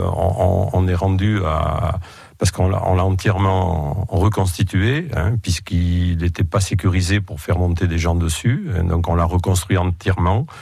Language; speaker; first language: French; native; French